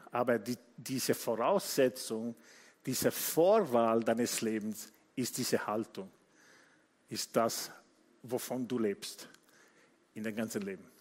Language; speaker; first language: German; non-native, fluent; Italian